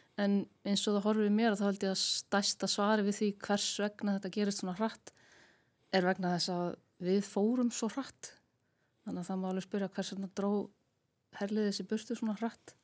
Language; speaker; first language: Icelandic; native; Icelandic